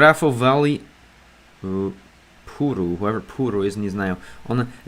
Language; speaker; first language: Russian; non-native, learner; English